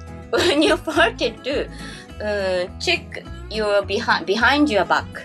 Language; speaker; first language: English; non-native, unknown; Japanese